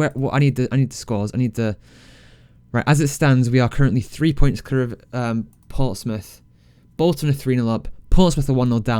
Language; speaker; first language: English; native; English